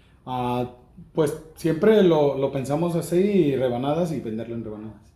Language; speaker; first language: Spanish; native; Spanish